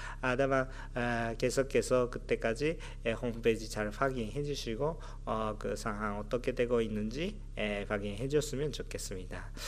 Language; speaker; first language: Korean; non-native, fluent; Japanese